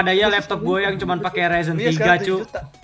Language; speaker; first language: Indonesian; native; Indonesian